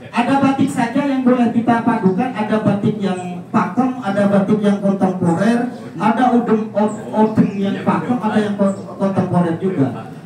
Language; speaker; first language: Indonesian; non-native, local second language; Madurese